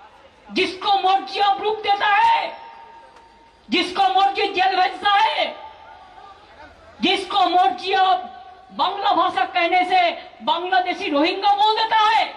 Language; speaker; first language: Hindi; non-native, local second language; Bangla